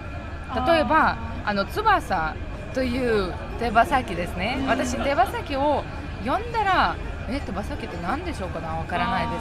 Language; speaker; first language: Japanese; non-native, learner; Lithuanian